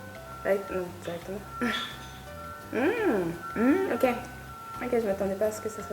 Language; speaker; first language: French; native; French